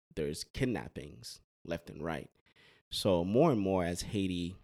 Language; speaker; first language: English; early bilingual, other home language; Haitian Creole